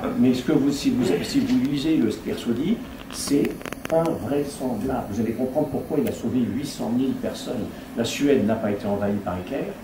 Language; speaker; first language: French; native; French